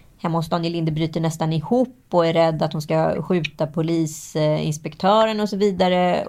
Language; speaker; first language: Swedish; native; Swedish